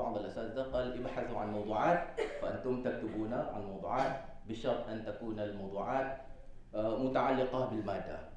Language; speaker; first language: Arabic; non-native, fluent; Malay